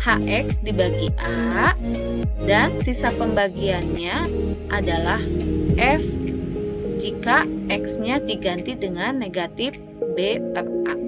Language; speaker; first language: Indonesian; native; Indonesian